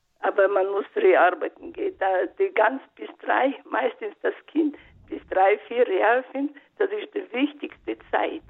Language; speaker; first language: German; non-native, learner; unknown